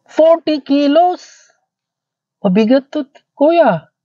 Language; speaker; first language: Filipino; non-native, learner; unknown